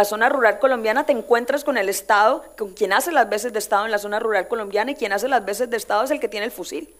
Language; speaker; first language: Spanish; native; Spanish